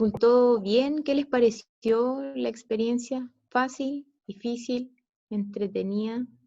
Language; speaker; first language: Spanish; native; Spanish